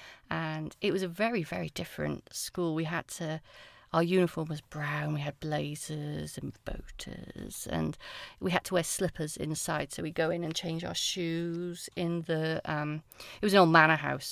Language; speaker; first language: English; native; English